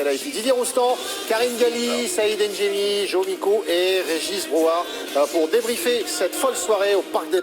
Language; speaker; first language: French; native; French